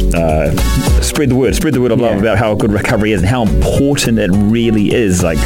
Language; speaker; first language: English; native; English